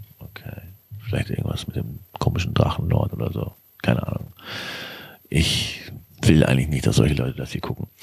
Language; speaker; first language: German; native; German